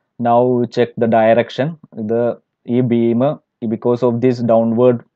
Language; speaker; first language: English; non-native, local second language; Malayalam